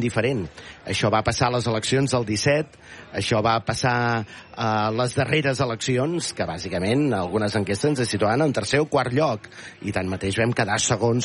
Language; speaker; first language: Catalan; native; Catalan